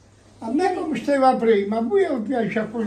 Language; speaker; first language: Italian; native; Italian